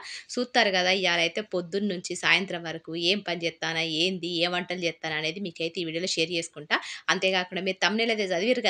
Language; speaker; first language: Telugu; native; Telugu